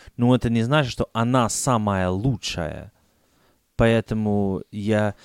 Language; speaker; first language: Russian; non-native, fluent; English